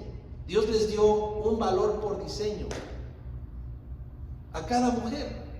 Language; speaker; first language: Spanish; native; Spanish